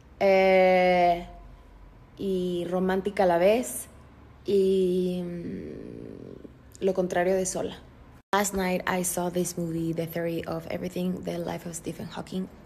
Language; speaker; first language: Spanish; native; Spanish